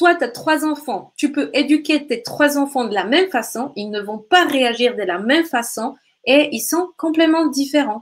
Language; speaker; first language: French; native; French